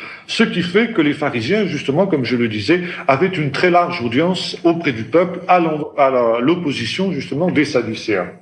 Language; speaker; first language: French; native; French